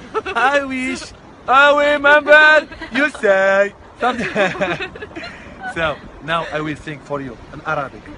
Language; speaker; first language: English; non-native, learner; Arabic